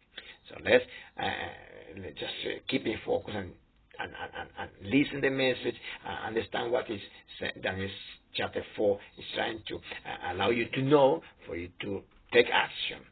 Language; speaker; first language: English; non-native, fluent; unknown